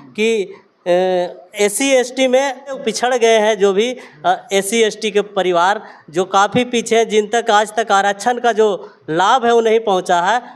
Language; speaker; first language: Hindi; native; Hindi